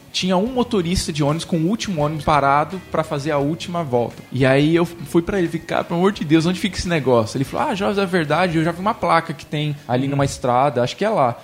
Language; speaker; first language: Portuguese; early bilingual, other home language; English